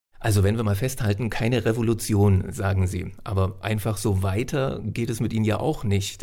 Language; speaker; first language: German; native; German